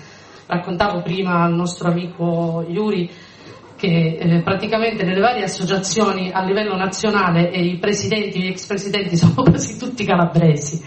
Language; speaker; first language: Italian; native; Italian